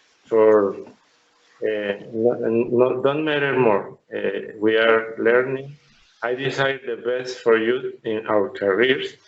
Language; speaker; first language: English; non-native, learner; Spanish